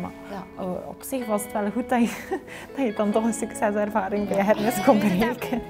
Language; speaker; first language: Dutch; native; Dutch